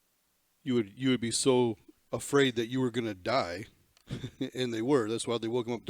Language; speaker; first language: English; native; English